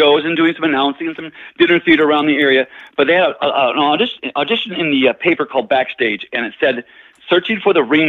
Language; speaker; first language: English; native; English